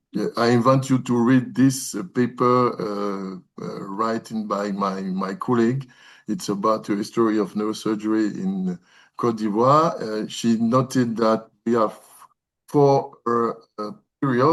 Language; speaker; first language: English; non-native, learner; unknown